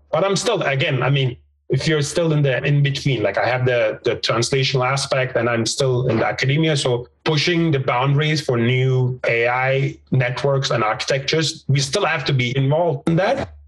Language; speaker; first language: English; non-native, fluent; Turkish